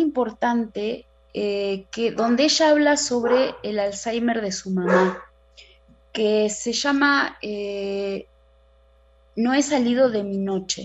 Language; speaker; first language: Spanish; native; Spanish